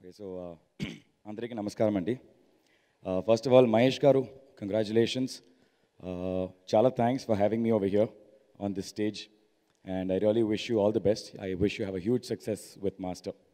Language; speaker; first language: Telugu; non-native, learner; Tamil